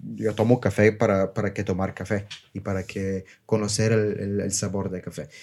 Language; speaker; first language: Spanish; non-native, fluent; Bulgarian